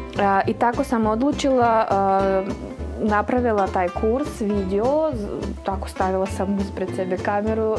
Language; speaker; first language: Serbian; non-native, fluent; Russian